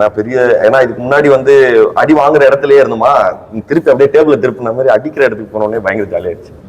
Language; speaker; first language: Tamil; native; Tamil